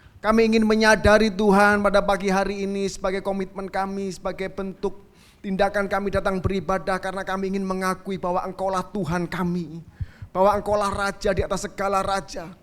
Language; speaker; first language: Indonesian; native; Indonesian